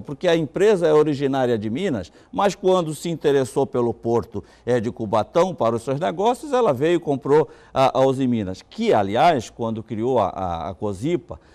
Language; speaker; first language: Portuguese; native; Portuguese